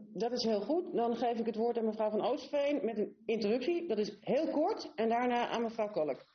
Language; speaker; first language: Dutch; native; Dutch